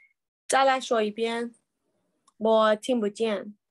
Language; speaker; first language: Chinese; non-native, learner; English